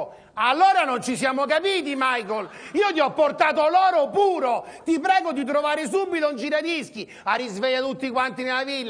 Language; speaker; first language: Italian; native; Italian